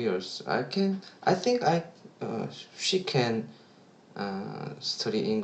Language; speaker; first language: English; non-native, learner; Korean